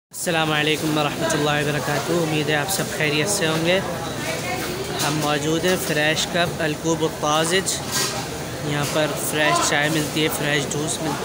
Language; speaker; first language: Hindi; native; Hindi